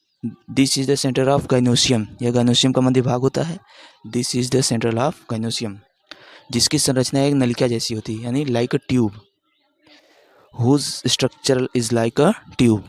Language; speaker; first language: Hindi; native; Hindi